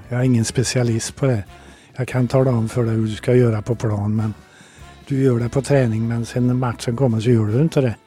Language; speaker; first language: Swedish; native; Swedish